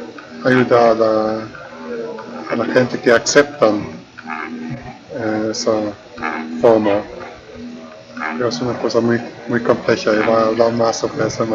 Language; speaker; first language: Spanish; non-native, fluent; German